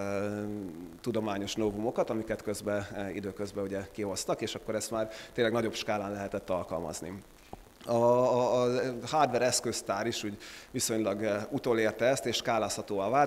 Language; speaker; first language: Hungarian; native; Hungarian